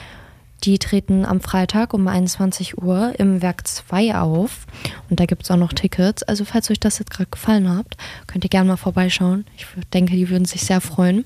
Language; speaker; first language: German; native; German